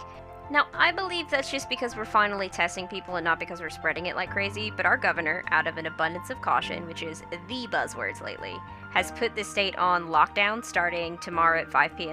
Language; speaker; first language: English; native; English